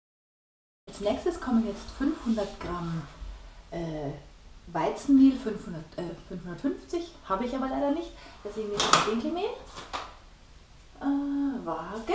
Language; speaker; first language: German; native; German